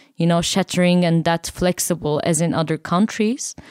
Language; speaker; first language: English; non-native, fluent; Turkish